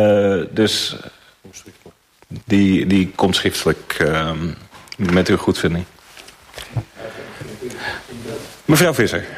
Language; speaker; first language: Dutch; native; Dutch